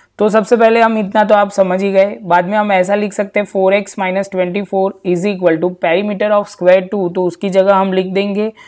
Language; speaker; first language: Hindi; non-native, local second language; Gujarati